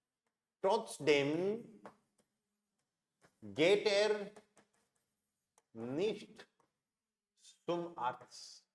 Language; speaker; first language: German; non-native, fluent; Hindi